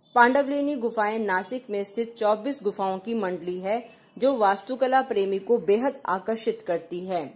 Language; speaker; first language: Hindi; non-native, local second language; Marathi